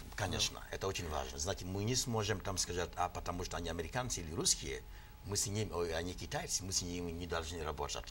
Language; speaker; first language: Russian; non-native, fluent; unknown